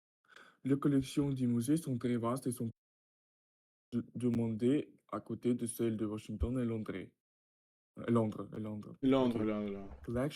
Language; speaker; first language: French; non-native, learner; Russian